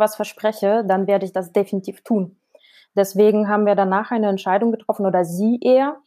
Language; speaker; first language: German; non-native, fluent; Russian